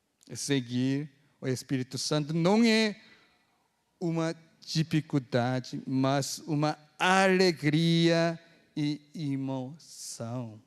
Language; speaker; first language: Portuguese; non-native, fluent; Korean